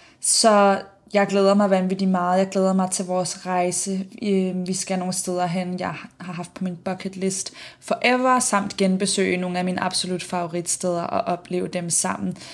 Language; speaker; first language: Danish; native; Danish